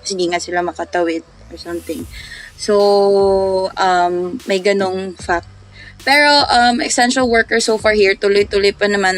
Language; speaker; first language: Filipino; non-native, local second language; Cebuano